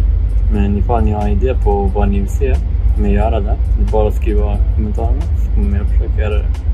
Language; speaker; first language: Swedish; early bilingual, other home language; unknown